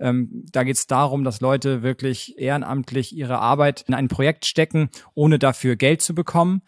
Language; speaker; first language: German; native; German